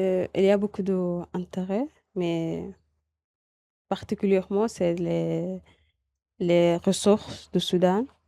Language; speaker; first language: French; non-native, learner; Arabic